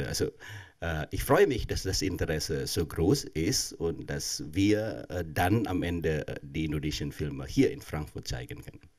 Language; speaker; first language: German; non-native, fluent; Indonesian